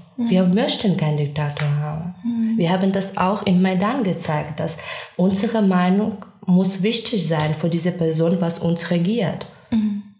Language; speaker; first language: German; non-native, fluent; Ukrainian